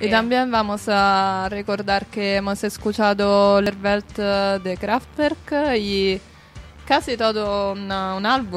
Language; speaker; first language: Spanish; non-native, learner; Italian